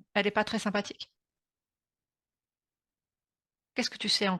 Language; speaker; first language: French; native; French